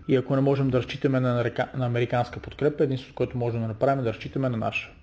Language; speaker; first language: Bulgarian; native; Bulgarian